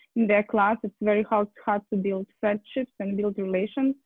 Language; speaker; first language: English; non-native, fluent; Russian